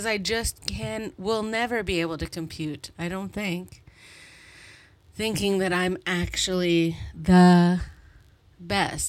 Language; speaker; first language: English; native; English